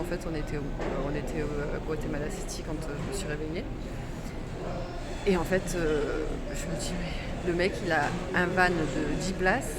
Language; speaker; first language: French; native; French